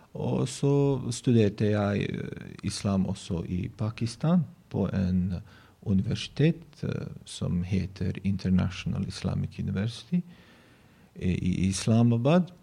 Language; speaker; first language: Norwegian; non-native, fluent; Bosnian